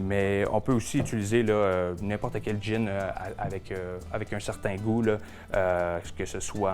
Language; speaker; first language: French; native; French